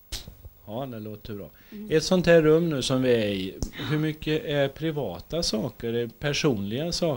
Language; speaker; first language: Swedish; native; Swedish